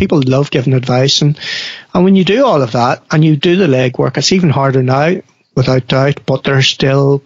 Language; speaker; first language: English; native; English